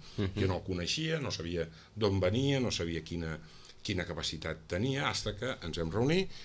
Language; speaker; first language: Catalan; non-native, local second language; Spanish